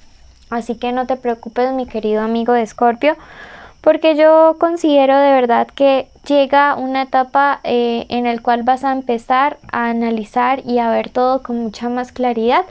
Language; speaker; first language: Spanish; native; Spanish